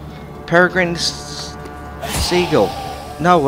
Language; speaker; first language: English; native; English